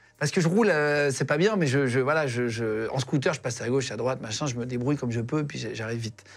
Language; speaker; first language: French; native; French